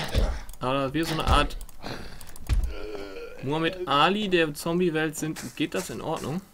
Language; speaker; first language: German; native; German